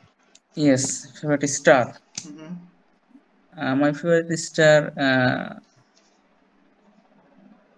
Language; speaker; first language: English; non-native, learner; Bangla